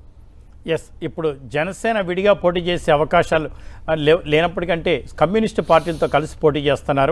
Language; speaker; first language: Telugu; native; Telugu